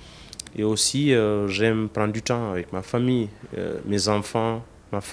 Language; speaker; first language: French; non-native, local second language; Fula